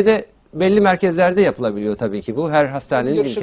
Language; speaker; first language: Turkish; native; Turkish